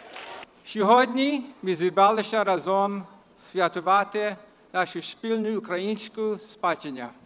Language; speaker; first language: Ukrainian; early bilingual, heritage; English